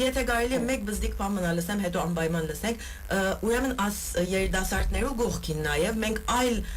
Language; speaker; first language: Armenian; early bilingual, heritage; Armenian